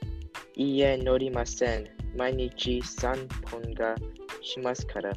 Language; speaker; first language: Japanese; non-native, learner; English